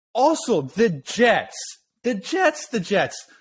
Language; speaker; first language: English; native; English